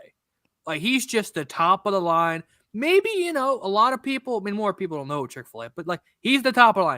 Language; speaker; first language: English; native; English